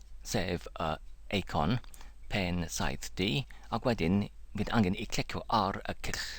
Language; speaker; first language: Welsh; non-native, learner; English